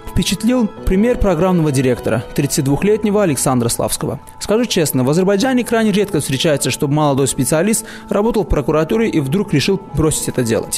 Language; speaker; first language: Russian; non-native, local second language; Azerbaijani